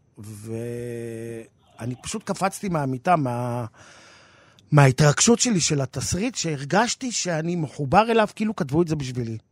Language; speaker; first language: Hebrew; native; Hebrew